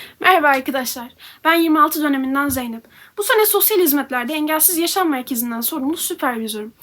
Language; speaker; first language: Turkish; native; Turkish